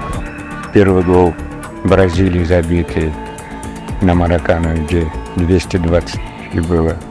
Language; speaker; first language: Russian; non-native, local second language; Azerbaijani